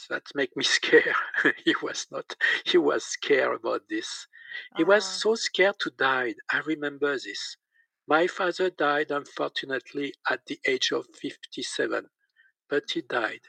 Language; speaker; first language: English; non-native, learner; French